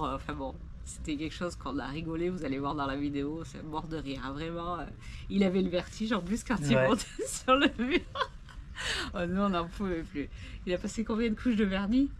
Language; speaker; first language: French; native; French